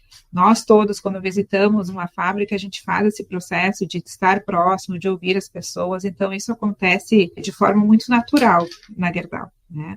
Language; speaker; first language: Portuguese; native; Portuguese